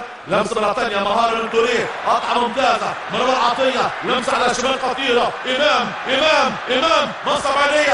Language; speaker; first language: Arabic; native; Arabic